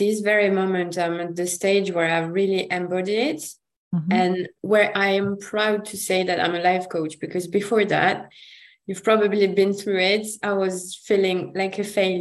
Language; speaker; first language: English; non-native, fluent; French